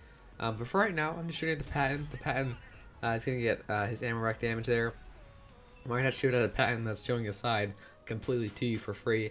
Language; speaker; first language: English; native; English